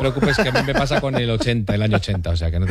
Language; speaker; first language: Spanish; native; Spanish